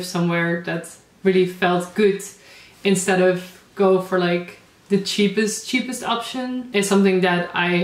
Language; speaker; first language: English; non-native, fluent; Dutch